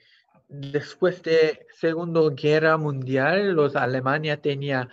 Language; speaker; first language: Spanish; non-native, fluent; Korean